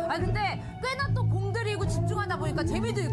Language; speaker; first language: Korean; native; Korean